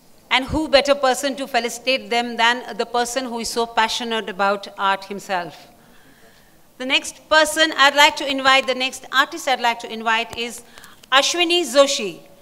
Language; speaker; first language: English; non-native, local second language; Marathi